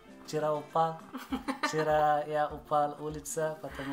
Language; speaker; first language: Russian; non-native, learner; Malayalam